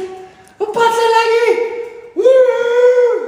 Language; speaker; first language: Indonesian; non-native, fluent; English